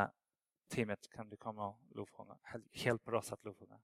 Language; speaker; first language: Swedish; non-native, fluent; English